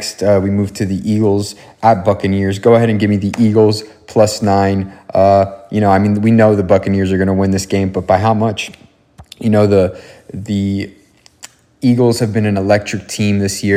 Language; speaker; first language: English; native; English